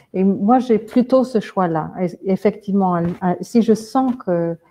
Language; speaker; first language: French; non-native, fluent; English